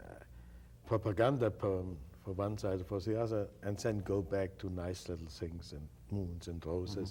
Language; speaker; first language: English; non-native, fluent; German